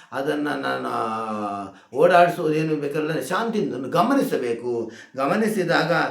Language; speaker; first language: Kannada; non-native, local second language; Hindi